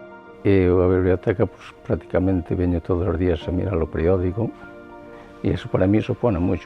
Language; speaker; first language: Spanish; non-native, local second language; Galician